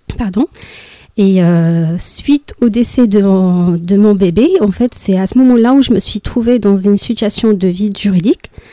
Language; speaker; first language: French; non-native, local second language; Arabic